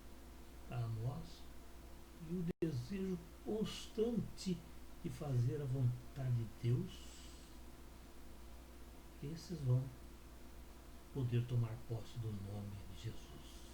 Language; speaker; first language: Portuguese; native; Portuguese